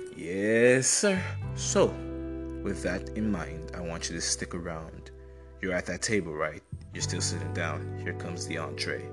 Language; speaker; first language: English; non-native, local second language; Igbo